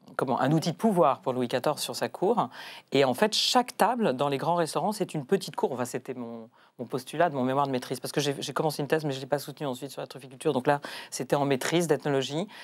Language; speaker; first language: French; native; French